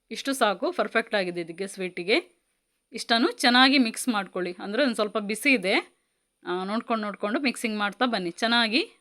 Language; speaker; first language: Kannada; non-native, local second language; Tulu